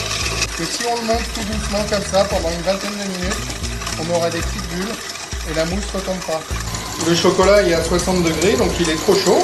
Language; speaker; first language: French; native; French